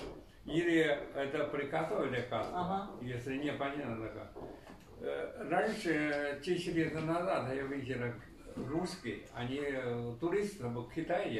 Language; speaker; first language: Russian; non-native, learner; Chinese